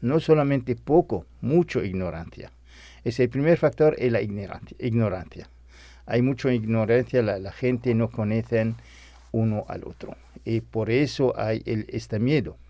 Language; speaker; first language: Spanish; non-native, fluent; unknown